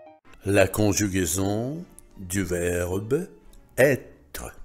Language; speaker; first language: French; non-native, fluent; Russian